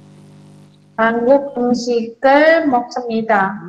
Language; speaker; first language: Korean; non-native, learner; Indonesian